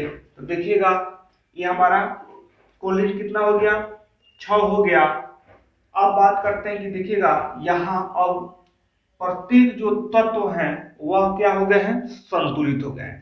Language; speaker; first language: Hindi; native; Hindi